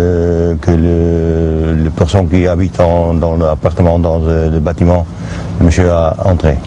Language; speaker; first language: French; non-native, learner; Dutch